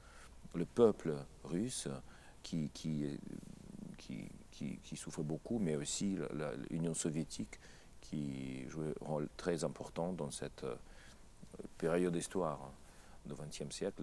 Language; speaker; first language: French; non-native, fluent; Russian